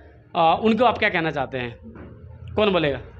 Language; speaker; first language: Hindi; native; Hindi